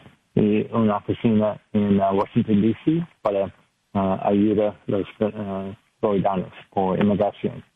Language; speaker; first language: Spanish; non-native, learner; English